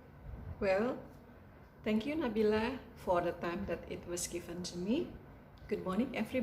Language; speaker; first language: English; non-native, fluent; Indonesian